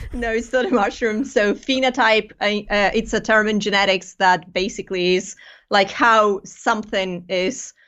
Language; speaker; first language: English; non-native, fluent; Greek